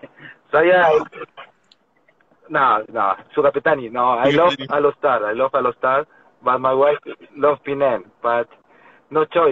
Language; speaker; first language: English; non-native, learner; Spanish